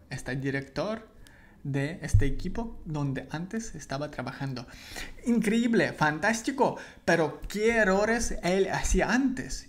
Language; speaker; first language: Spanish; non-native, learner; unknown